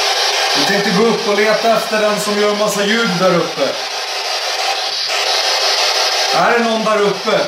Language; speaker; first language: Swedish; native; Swedish